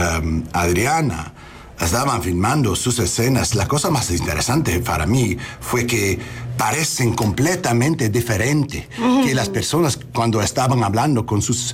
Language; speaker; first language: Spanish; early bilingual, heritage; English